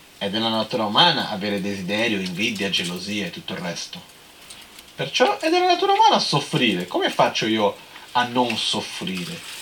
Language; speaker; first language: Italian; non-native, fluent; Portuguese